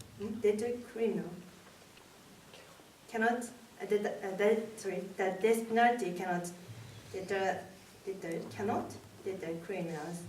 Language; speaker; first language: English; non-native, learner; Japanese